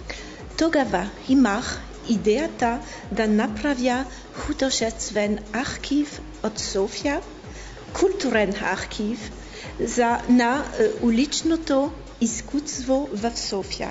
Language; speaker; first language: Bulgarian; non-native, fluent; French